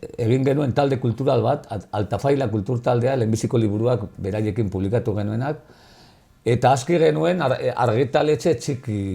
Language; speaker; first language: Basque; non-native, local second language; Spanish